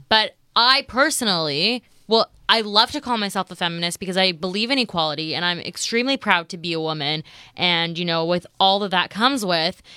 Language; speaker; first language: English; native; English